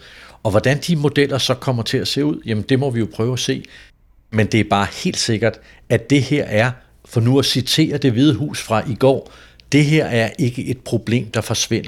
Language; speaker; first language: Danish; native; Danish